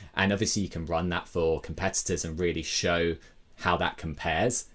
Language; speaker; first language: English; native; English